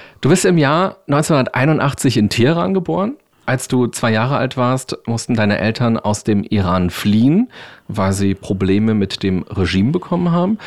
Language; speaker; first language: German; native; German